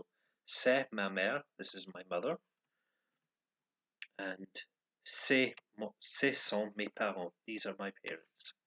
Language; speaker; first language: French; non-native, learner; English